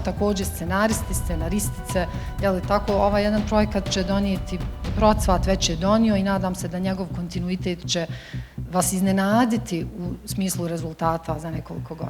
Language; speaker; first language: Bosnian; native; Bosnian